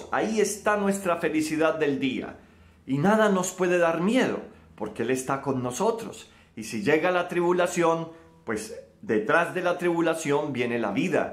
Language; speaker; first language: Spanish; native; Spanish